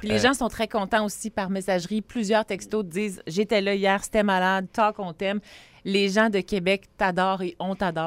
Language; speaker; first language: French; native; French